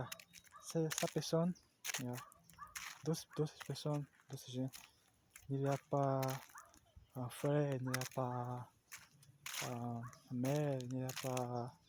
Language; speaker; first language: French; non-native, learner; Portuguese